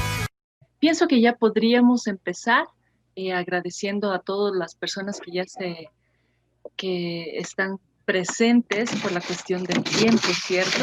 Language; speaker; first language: Spanish; native; Spanish